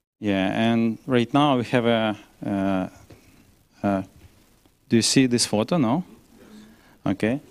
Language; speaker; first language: English; non-native, learner; Ukrainian